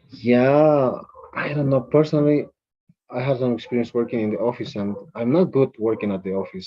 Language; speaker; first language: English; non-native, fluent; Spanish